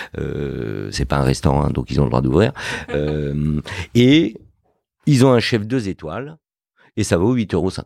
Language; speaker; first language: French; early bilingual, other home language; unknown